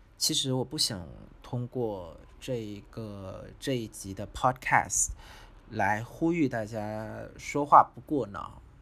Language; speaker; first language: Chinese; non-native, fluent; Vietnamese